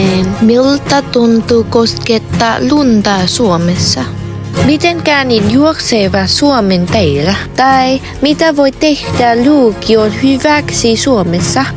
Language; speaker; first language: Finnish; non-native, learner; Vietnamese